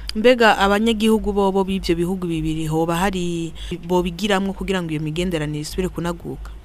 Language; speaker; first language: Kinyarwanda; native; Kinyarwanda